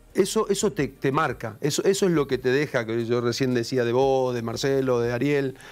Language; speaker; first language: Spanish; native; Spanish